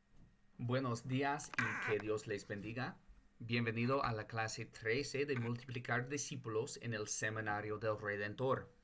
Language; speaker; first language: Spanish; non-native, fluent; English